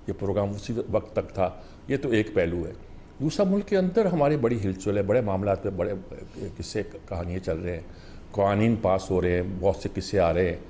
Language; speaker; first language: Urdu; native; Urdu